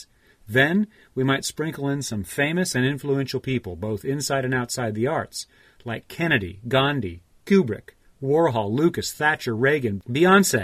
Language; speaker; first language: English; native; English